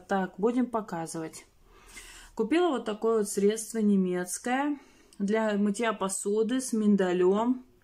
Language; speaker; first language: Russian; native; Russian